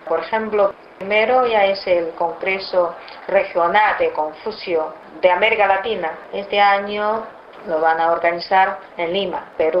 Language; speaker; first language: Spanish; non-native, fluent; Chinese